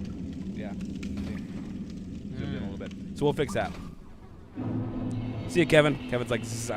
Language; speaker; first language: English; native; English